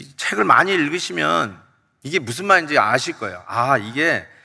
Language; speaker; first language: Korean; native; Korean